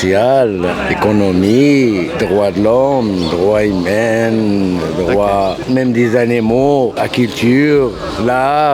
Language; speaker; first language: French; non-native, local second language; Arabic